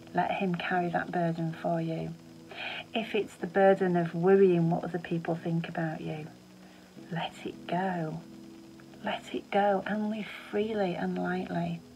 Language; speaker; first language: English; native; English